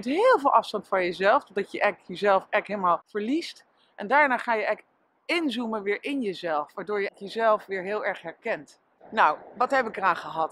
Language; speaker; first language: Dutch; native; Dutch